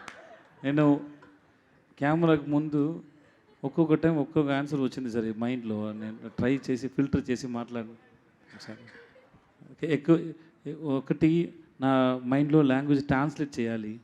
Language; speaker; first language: Telugu; non-native, learner; Tamil